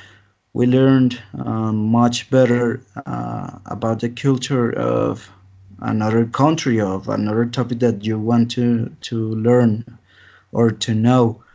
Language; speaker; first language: English; non-native, learner; Spanish